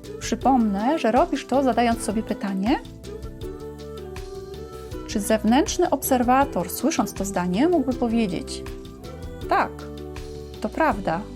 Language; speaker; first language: Polish; native; Polish